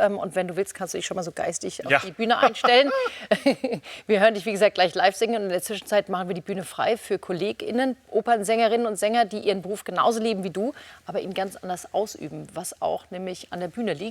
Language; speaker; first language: German; native; German